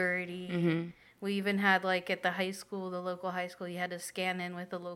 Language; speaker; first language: English; native; English